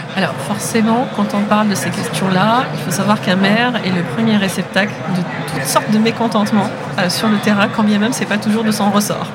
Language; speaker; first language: French; native; French